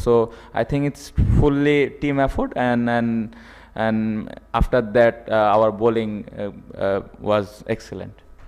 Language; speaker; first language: English; non-native, local second language; Bangla